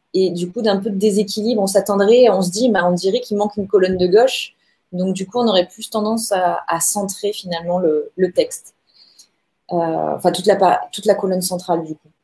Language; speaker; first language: French; native; French